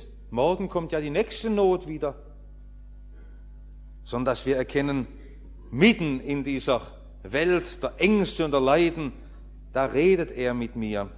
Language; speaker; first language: German; native; German